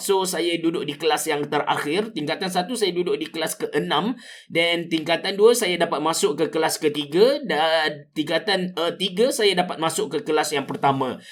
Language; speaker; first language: Malay; native; Malay